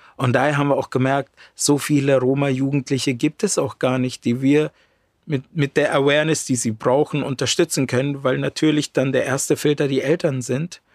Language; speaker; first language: German; early bilingual, other home language; Romany